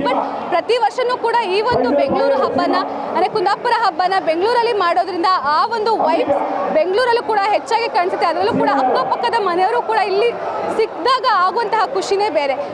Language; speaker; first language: Kannada; native; Kannada